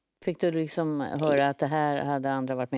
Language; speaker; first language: Swedish; native; Swedish